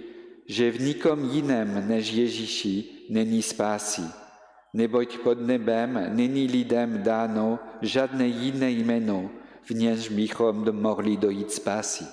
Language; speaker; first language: Czech; non-native, fluent; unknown